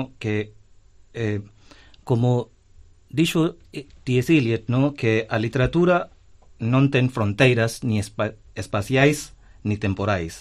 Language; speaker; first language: Galician; non-native, fluent; Hindi